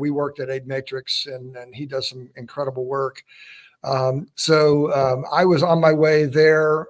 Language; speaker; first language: English; native; English